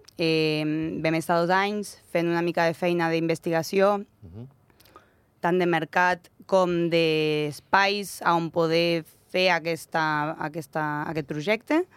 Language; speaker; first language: Catalan; native; Catalan